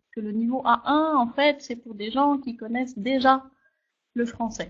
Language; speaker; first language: French; native; French